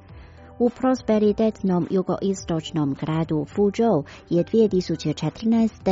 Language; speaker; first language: Croatian; non-native, fluent; Chinese